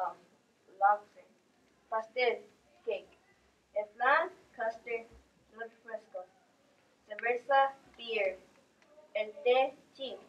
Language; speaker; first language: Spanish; non-native, learner; English